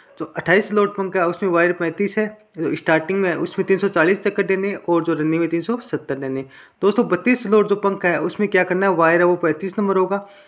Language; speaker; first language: Hindi; native; Hindi